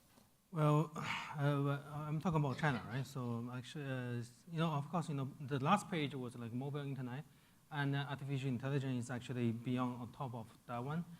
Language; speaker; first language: English; non-native, fluent; Chinese